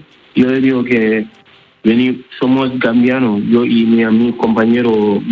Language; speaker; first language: Spanish; non-native, learner; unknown